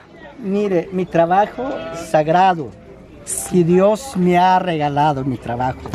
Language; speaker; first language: Spanish; non-native, local second language; Kaqchikel